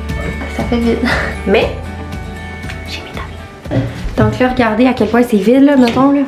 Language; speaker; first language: French; native; French